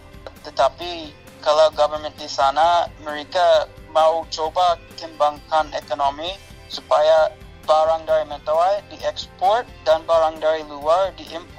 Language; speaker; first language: Indonesian; non-native, fluent; English